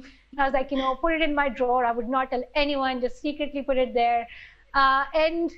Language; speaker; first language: English; non-native, local second language; Pashto